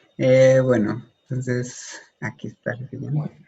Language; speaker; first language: Spanish; native; Spanish